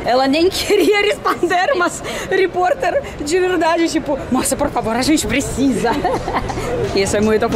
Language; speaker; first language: Portuguese; non-native, fluent; Russian